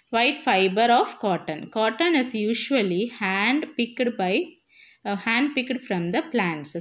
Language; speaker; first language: English; non-native, local second language; Tamil